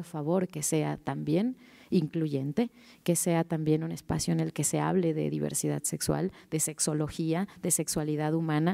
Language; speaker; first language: Spanish; native; Spanish